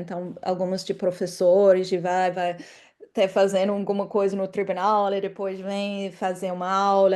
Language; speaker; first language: Portuguese; non-native, fluent; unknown